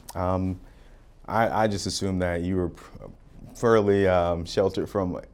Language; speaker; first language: English; native; English